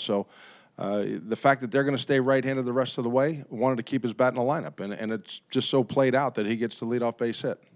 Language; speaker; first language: English; native; English